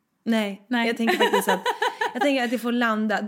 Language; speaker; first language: Swedish; native; Swedish